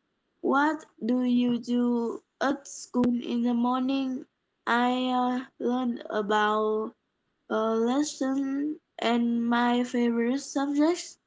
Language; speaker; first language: English; non-native, learner; Polish